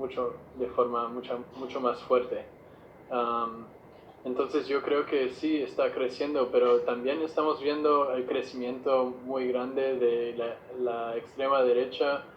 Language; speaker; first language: Spanish; non-native, fluent; English